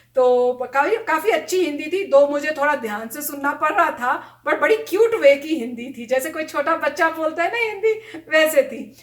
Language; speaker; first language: Hindi; native; Hindi